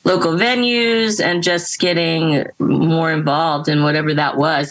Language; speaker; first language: English; native; English